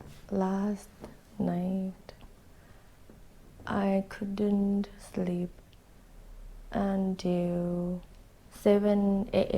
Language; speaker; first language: English; non-native, learner; Thai